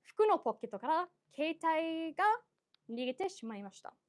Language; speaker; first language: Japanese; non-native, fluent; English